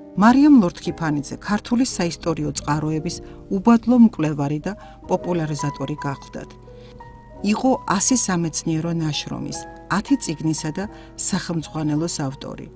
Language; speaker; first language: Georgian; native; Georgian